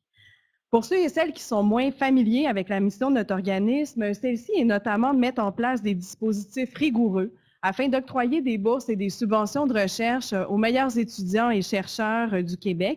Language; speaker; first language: French; native; French